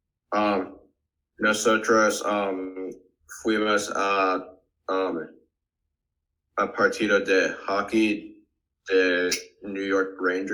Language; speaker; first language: Spanish; non-native, learner; English